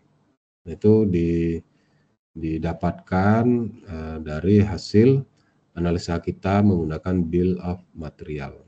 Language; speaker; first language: Indonesian; native; Indonesian